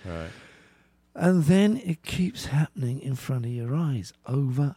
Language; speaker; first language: English; native; English